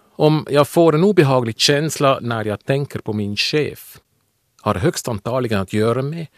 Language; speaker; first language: Swedish; non-native, fluent; Swiss German